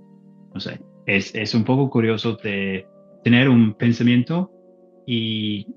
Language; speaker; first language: Spanish; non-native, learner; English